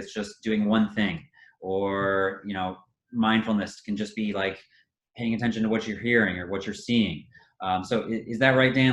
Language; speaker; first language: English; native; English